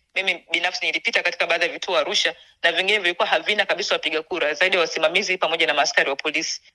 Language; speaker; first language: Swahili; native; Swahili